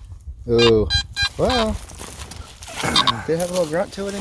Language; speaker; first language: English; native; English